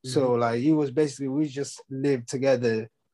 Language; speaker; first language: English; non-native, local second language; Zulu